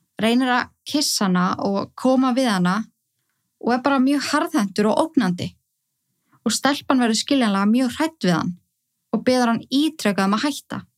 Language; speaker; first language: Icelandic; native; Icelandic